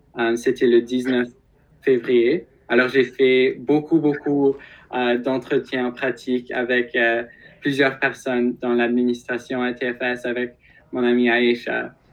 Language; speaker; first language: French; non-native, local second language; English